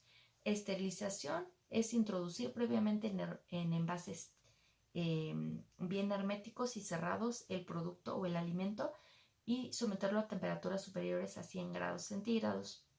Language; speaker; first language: Spanish; native; Spanish